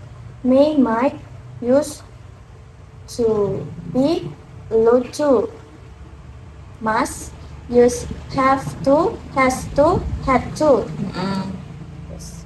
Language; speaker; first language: English; non-native, learner; Indonesian